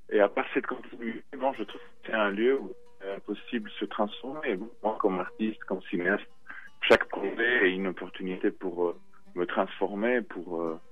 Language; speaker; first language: French; early bilingual, heritage; Spanish